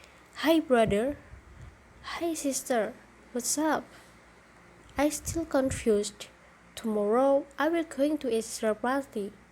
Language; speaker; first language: English; non-native, local second language; Indonesian